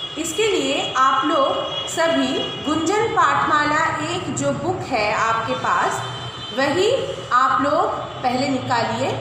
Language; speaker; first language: Hindi; non-native, local second language; Bangla